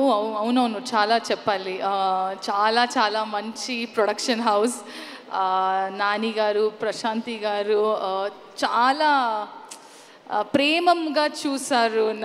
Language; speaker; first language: Telugu; non-native, learner; Kannada